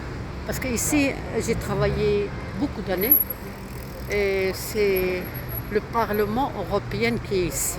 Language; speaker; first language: French; non-native, local second language; Arabic